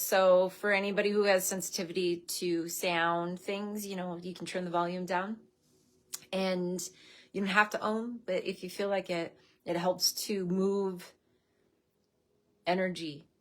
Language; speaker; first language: English; native; English